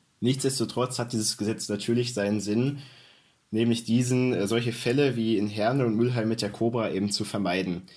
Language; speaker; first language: German; native; German